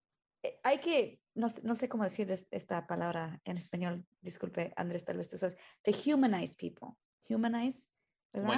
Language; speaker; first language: Spanish; early bilingual, heritage; Spanish